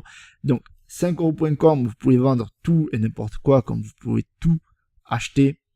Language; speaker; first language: French; native; French